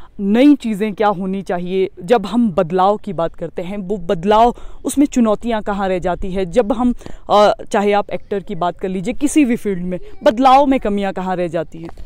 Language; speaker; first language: Hindi; native; Hindi